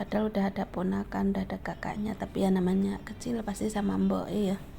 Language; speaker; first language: Indonesian; native; Indonesian